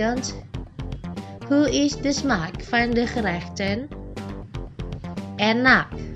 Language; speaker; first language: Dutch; non-native, fluent; Indonesian